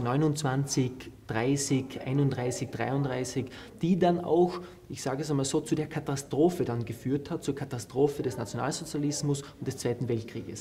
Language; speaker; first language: German; native; German